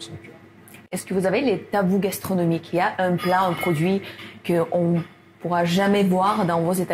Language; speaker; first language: French; non-native, fluent; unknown